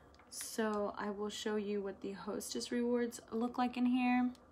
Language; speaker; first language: English; early bilingual, other home language; Spanish